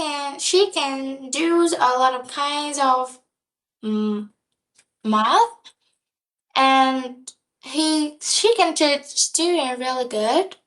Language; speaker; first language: English; non-native, learner; Vietnamese